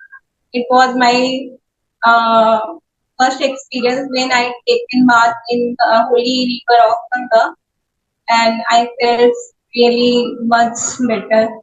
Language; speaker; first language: English; non-native, learner; Hindi